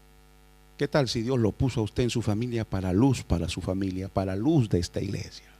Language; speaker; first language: Spanish; native; Spanish